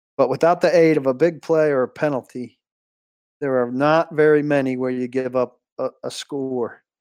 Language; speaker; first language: English; native; English